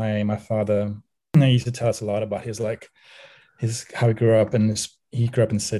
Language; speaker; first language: English; native; English